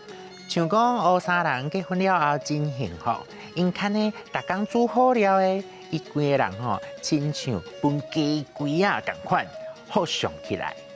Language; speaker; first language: Chinese; native; Chinese